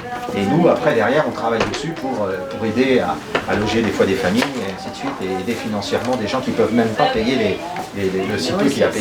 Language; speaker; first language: French; native; French